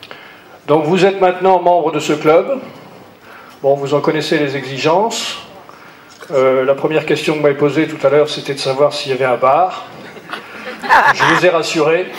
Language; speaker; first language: French; native; French